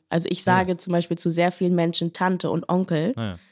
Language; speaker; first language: German; native; German